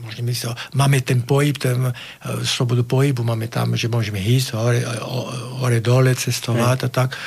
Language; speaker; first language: Slovak; non-native, fluent; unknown